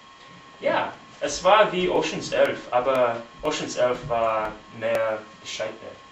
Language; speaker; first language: German; non-native, learner; English